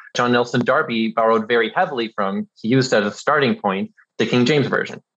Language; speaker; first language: English; early bilingual, other home language; German